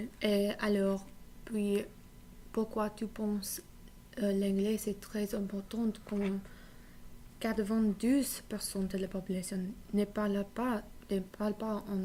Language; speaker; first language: French; non-native, learner; English